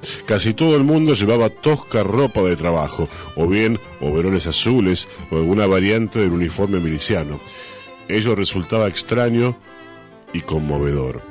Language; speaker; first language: Spanish; native; Spanish